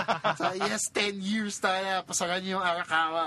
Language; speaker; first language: English; non-native, local second language; Filipino